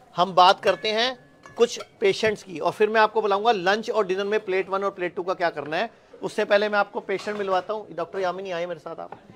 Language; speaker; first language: Hindi; native; Hindi